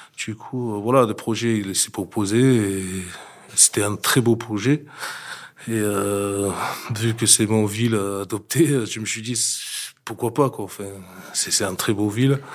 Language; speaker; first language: French; non-native, fluent; English